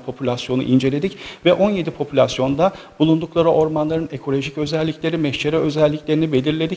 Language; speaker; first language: Turkish; native; Turkish